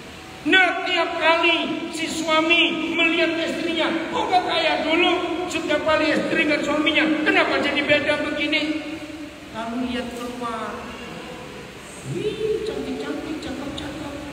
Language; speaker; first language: Indonesian; native; Indonesian